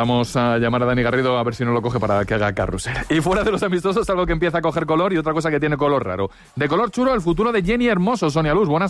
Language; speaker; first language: Spanish; native; Spanish